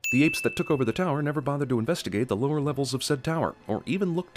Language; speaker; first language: English; native; English